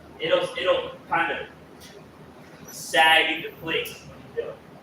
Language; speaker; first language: English; native; English